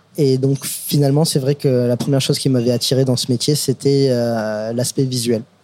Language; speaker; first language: French; non-native, fluent; English